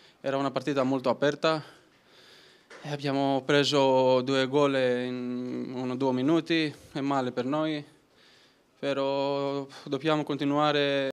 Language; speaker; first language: Italian; non-native, learner; Greek